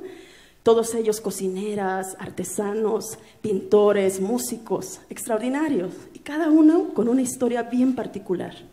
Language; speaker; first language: Spanish; native; Spanish